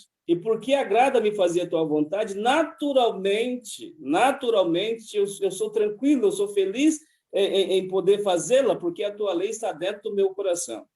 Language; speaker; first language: Portuguese; native; Portuguese